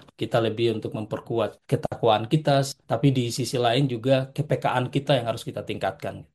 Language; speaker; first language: Indonesian; native; Indonesian